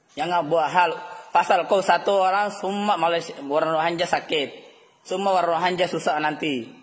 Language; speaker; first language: Malay; non-native, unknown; Rohingya